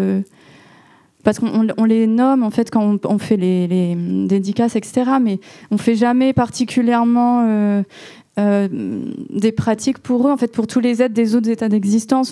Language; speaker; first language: French; native; French